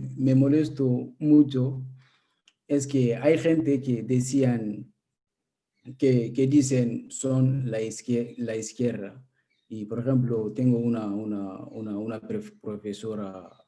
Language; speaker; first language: Spanish; non-native, learner; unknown